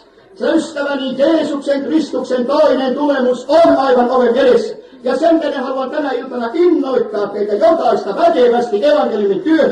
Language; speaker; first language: Finnish; native; Finnish